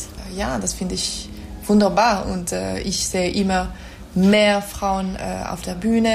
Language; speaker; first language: German; non-native, fluent; English